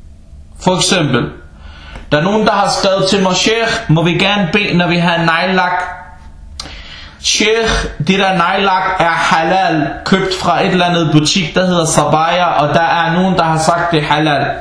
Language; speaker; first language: Danish; non-native, fluent; Arabic